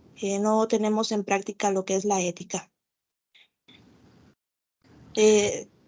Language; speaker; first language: Spanish; native; Spanish